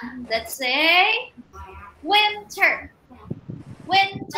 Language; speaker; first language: English; non-native, fluent; Chinese